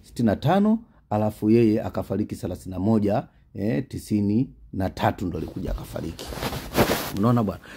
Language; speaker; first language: Swahili; native; Swahili